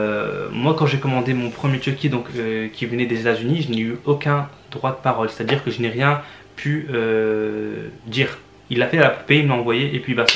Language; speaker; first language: French; native; French